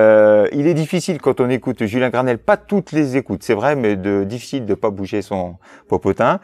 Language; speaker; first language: French; native; French